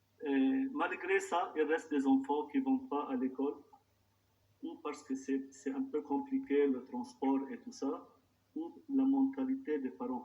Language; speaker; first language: French; non-native, local second language; Arabic